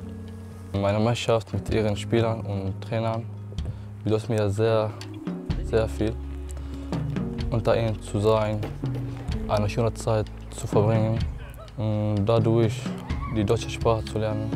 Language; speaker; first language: German; non-native, learner; Arabic